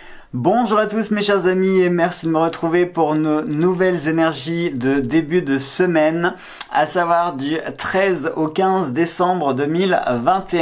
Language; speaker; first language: French; native; French